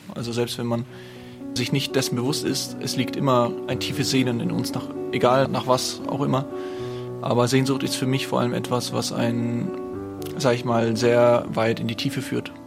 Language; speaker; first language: German; native; German